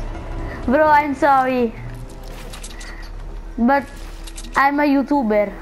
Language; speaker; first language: English; non-native, learner; Italian